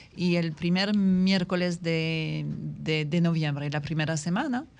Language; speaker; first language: Spanish; non-native, fluent; French